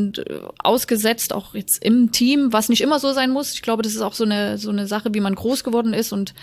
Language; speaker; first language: German; native; German